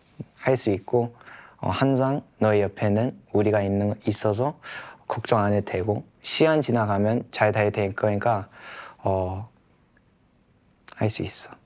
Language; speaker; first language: Korean; early bilingual, heritage; English